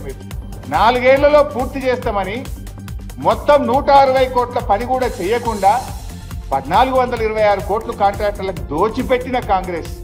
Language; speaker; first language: Telugu; native; Telugu